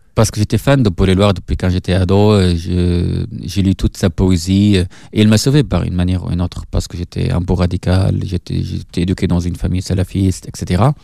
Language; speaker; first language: French; non-native, fluent; Arabic